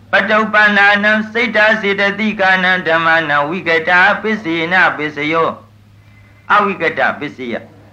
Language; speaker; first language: Burmese; native; Burmese